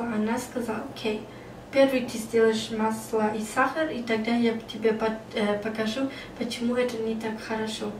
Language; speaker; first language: Russian; early bilingual, heritage; German